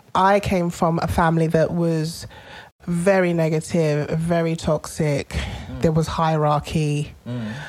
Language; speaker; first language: English; native; English